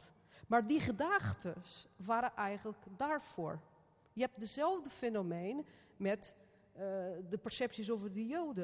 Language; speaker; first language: Dutch; non-native, fluent; Portuguese